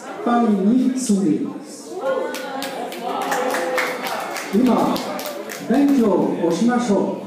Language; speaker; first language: Japanese; non-native, learner; French